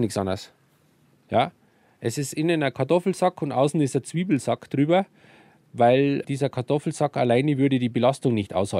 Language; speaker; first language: German; native; German